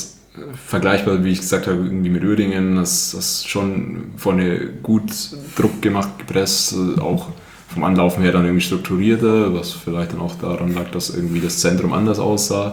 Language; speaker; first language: German; native; German